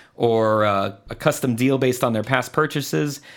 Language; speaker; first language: English; non-native, fluent; Spanish